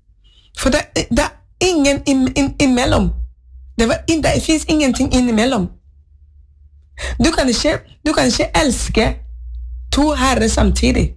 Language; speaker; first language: Norwegian; non-native, learner; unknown